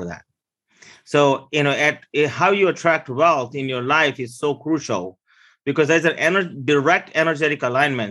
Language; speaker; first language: English; early bilingual, other home language; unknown